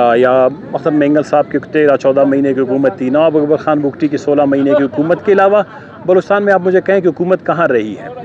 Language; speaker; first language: Urdu; non-native, local second language; Baluchi